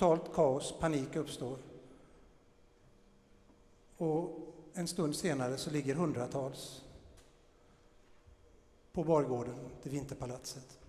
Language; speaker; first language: Swedish; native; Swedish